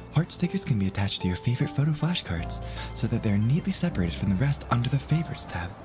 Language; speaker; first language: English; native; English